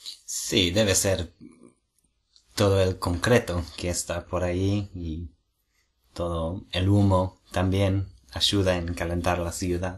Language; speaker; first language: Spanish; non-native, fluent; English